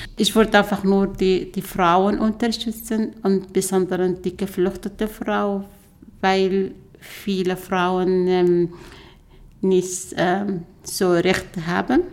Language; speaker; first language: German; non-native, learner; Arabic